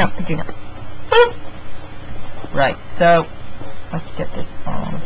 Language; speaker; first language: English; native; English